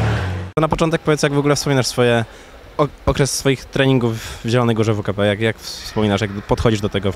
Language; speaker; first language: Polish; native; Polish